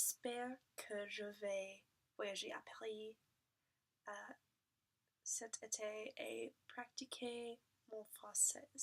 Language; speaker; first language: French; non-native, learner; English